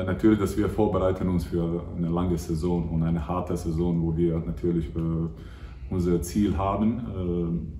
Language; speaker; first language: German; non-native, fluent; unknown